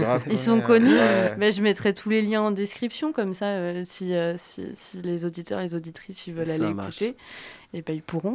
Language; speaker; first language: French; native; French